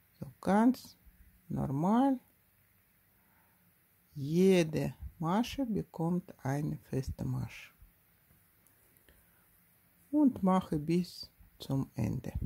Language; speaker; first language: German; non-native, learner; Russian